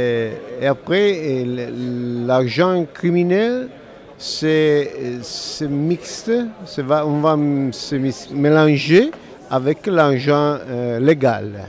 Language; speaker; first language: French; non-native, learner; Italian